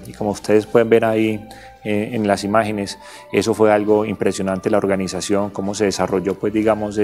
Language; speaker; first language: Spanish; native; Spanish